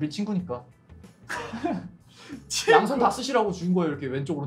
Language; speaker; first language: Korean; native; Korean